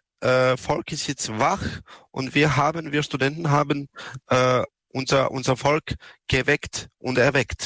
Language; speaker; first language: German; non-native, learner; Serbian